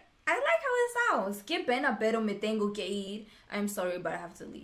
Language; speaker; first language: English; non-native, fluent; Swedish